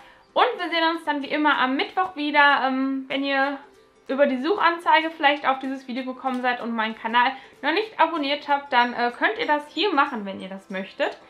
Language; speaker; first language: German; native; German